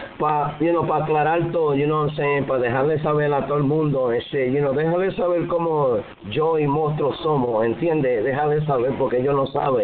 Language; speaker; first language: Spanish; early bilingual, heritage; Spanish